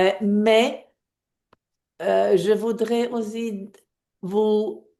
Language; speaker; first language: French; non-native, fluent; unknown